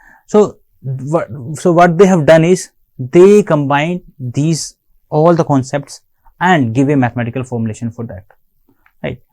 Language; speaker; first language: English; non-native, local second language; Hindi